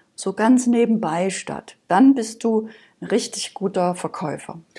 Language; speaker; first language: German; native; German